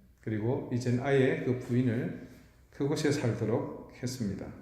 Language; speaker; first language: Korean; native; Korean